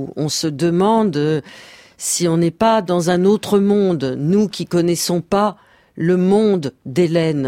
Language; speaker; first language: French; native; French